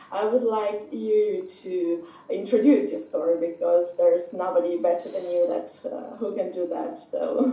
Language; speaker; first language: English; non-native, fluent; Italian